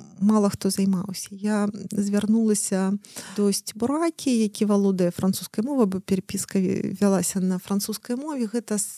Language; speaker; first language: Belarusian; non-native, local second language; Russian